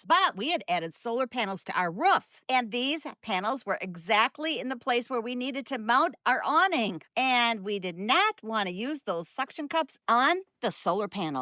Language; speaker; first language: English; native; English